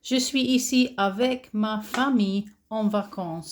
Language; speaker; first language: French; non-native, fluent; English